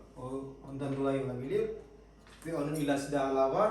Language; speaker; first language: Turkish; non-native, learner; Indonesian